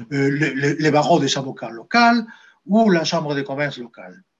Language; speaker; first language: French; non-native, fluent; Spanish